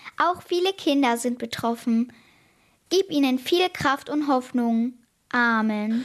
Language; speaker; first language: German; native; German